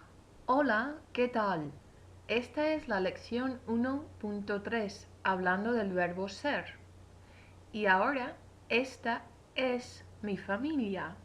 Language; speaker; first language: Spanish; non-native, fluent; English